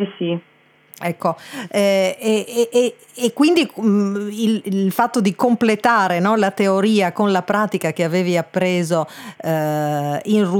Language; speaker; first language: Italian; native; Italian